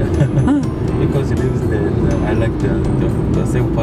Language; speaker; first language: English; non-native, learner; Korean